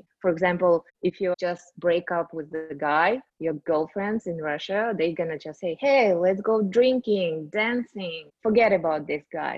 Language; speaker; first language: English; non-native, fluent; Russian